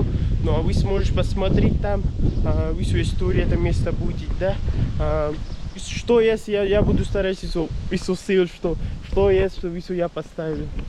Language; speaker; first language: Russian; non-native, learner; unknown